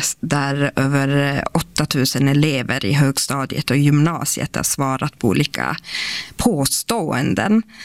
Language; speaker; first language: Swedish; non-native, local second language; Northern Sami